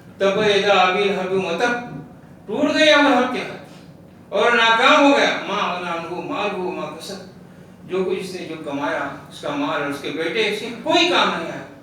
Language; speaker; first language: Urdu; non-native, local second language; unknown